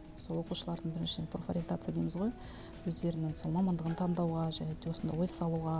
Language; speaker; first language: Kazakh; native; Kazakh